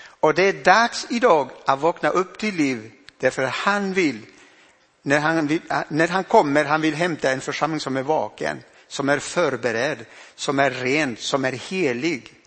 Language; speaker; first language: Swedish; non-native, fluent; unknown